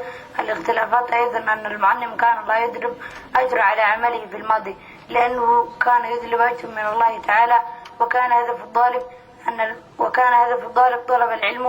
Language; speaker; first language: Arabic; non-native, local second language; Somali